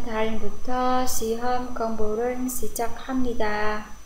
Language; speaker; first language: Korean; non-native, fluent; Vietnamese